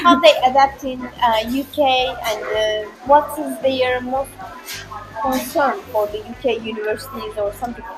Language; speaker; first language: English; non-native, learner; Turkish